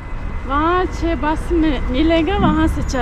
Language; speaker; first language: Hindi; non-native, learner; Tajik